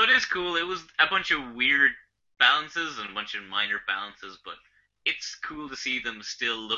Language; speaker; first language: English; native; English